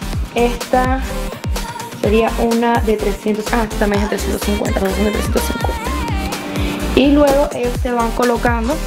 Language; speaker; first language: Spanish; native; Spanish